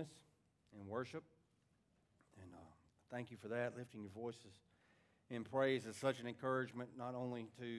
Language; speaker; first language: English; native; English